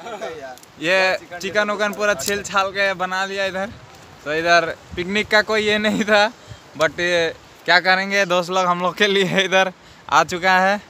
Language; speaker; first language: Hindi; non-native, local second language; Bangla